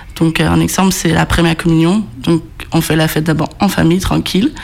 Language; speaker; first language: French; non-native, fluent; Danish